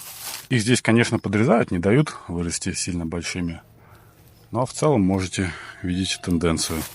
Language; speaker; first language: Russian; native; Russian